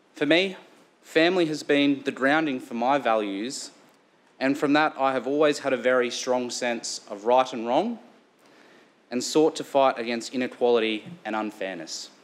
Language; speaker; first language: English; native; English